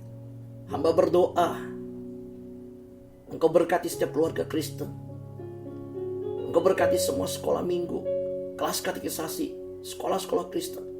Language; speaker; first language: Indonesian; native; Indonesian